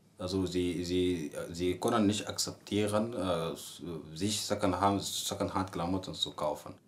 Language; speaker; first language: German; non-native, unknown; Arabic